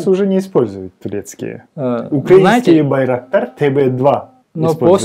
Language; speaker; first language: Russian; non-native, fluent; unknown